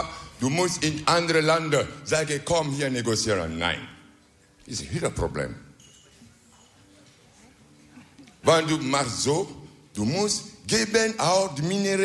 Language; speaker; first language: Dutch; non-native, learner; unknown